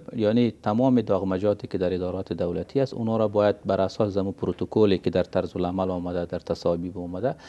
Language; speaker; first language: Persian; native; Persian